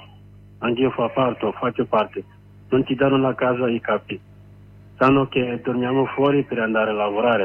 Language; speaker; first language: Italian; non-native, learner; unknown